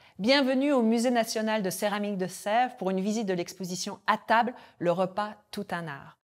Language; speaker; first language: French; native; French